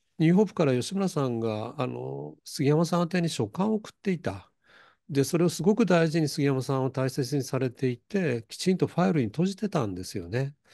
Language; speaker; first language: Japanese; native; Japanese